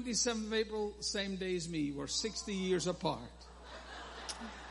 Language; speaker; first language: English; native; English